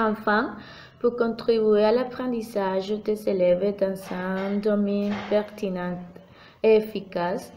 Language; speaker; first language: French; non-native, fluent; Spanish